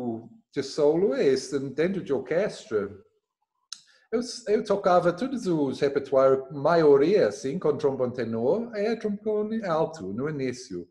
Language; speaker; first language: Portuguese; non-native, learner; English